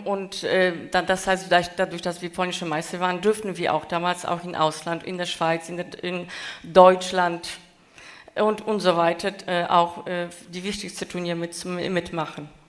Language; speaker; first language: German; non-native, fluent; Polish